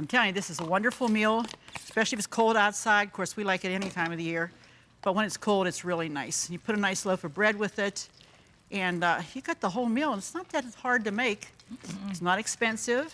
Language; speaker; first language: English; native; English